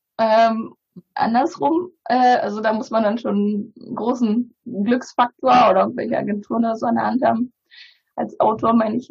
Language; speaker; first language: German; early bilingual, other home language; Bulgarian